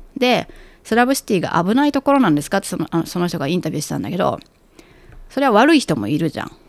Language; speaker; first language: Japanese; native; Japanese